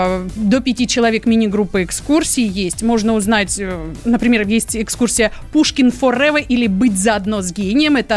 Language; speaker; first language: Russian; native; Russian